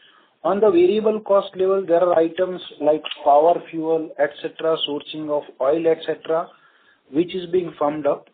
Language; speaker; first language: English; non-native, local second language; Gujarati